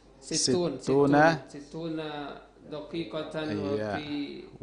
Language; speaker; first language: Arabic; non-native, learner; Indonesian